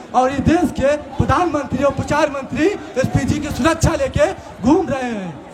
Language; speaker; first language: Hindi; native; Hindi